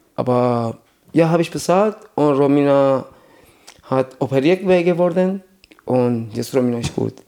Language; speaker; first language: German; non-native, learner; Persian